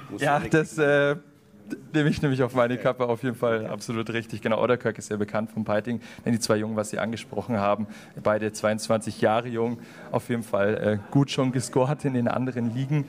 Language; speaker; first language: German; native; German